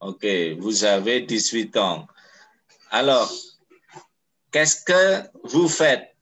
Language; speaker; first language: French; non-native, fluent; Indonesian